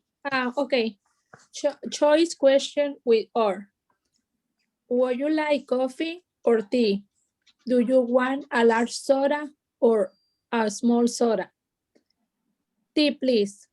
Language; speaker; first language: English; non-native, learner; Spanish